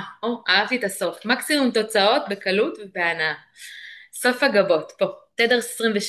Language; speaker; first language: Hebrew; native; Hebrew